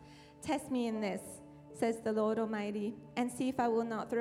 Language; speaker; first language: English; non-native, fluent; French